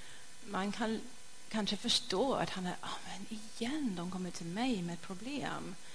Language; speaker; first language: Swedish; non-native, fluent; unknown